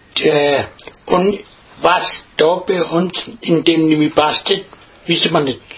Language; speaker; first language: German; native; German